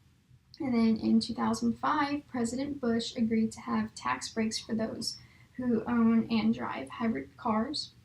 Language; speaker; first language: English; native; English